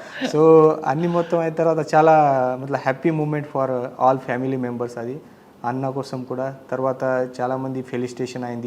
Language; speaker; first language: Telugu; non-native, fluent; Marathi